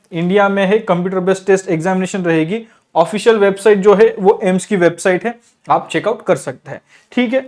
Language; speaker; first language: Hindi; non-native, local second language; Marathi